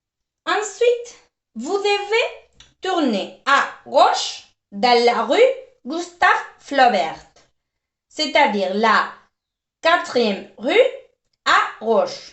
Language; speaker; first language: French; non-native, fluent; Spanish